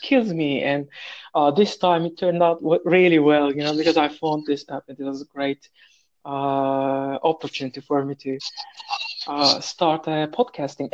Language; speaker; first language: English; non-native, fluent; Turkish